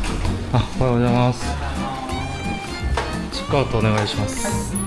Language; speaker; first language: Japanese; non-native, fluent; Korean